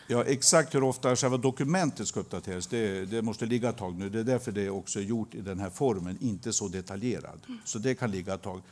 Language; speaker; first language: Swedish; native; Swedish